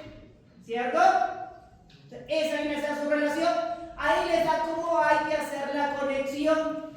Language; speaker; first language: Spanish; native; Spanish